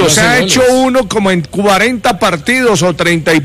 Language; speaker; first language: Spanish; native; Spanish